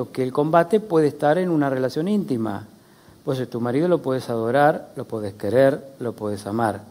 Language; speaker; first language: Spanish; native; Spanish